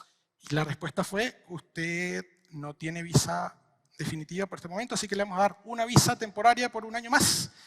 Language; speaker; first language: Spanish; native; Spanish